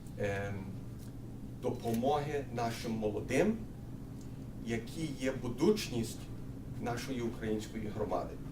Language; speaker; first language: Ukrainian; early bilingual, heritage; Ukrainian